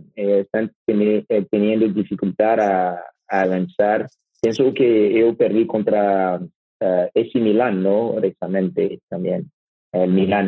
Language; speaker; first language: Spanish; non-native, learner; French